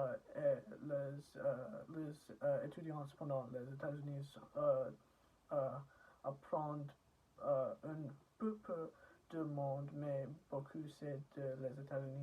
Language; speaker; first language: French; non-native, learner; English